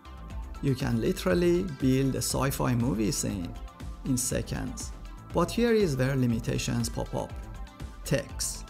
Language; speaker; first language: English; non-native, fluent; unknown